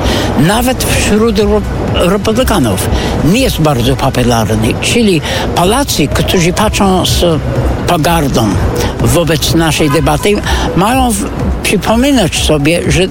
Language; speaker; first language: Polish; non-native, fluent; English